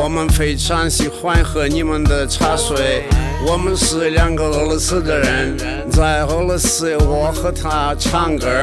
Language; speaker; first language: Chinese; non-native, learner; Russian